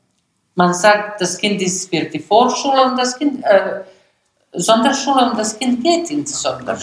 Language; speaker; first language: German; non-native, fluent; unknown